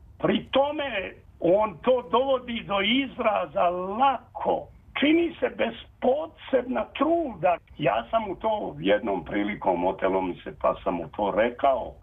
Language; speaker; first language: Serbian; native; Serbian